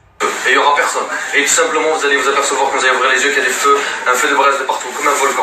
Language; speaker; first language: French; native; French